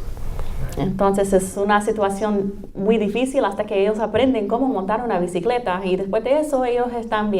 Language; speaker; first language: Spanish; non-native, fluent; English